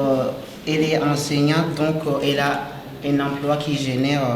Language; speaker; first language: French; non-native, local second language; Rundi